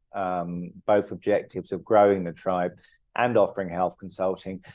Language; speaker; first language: English; native; English